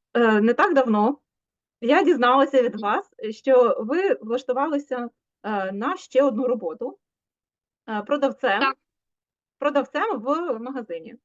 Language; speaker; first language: Ukrainian; native; Ukrainian